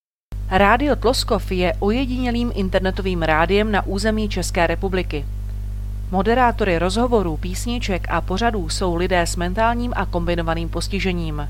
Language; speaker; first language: Czech; native; Czech